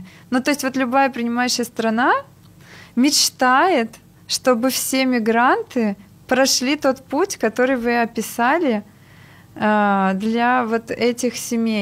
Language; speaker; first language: Russian; native; Russian